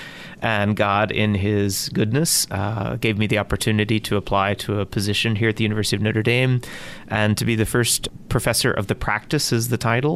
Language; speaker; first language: English; native; English